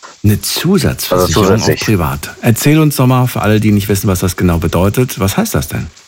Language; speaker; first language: German; native; German